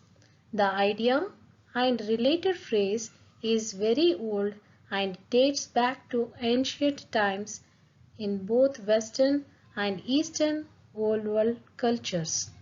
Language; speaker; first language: English; non-native, local second language; Telugu